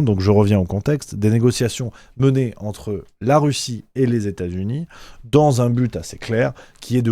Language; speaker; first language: French; native; French